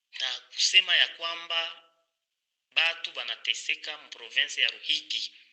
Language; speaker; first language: Swahili; native; Swahili